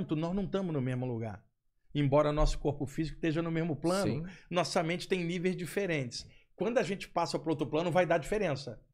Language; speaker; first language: Portuguese; native; Portuguese